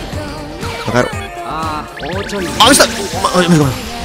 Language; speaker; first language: Japanese; native; Japanese